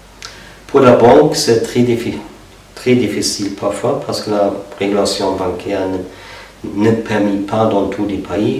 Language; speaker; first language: French; non-native, fluent; German